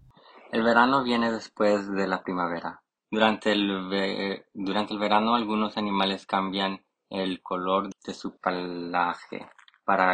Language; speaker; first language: Spanish; early bilingual, other home language; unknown